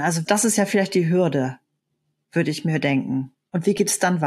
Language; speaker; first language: German; native; German